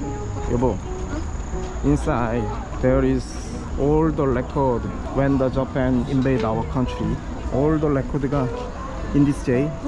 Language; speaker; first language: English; non-native, learner; Korean